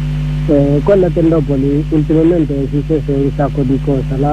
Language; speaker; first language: Italian; non-native, learner; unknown